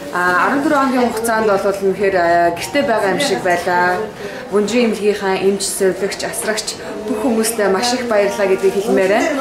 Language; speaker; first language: Mongolian; native; Mongolian